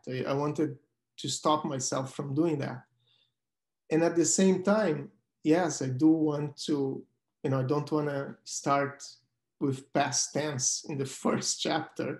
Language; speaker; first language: English; non-native, fluent; Portuguese